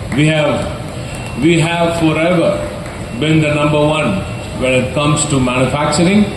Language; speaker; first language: English; non-native, local second language; Tamil